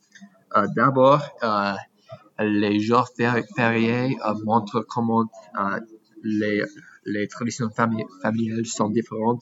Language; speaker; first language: French; non-native, learner; English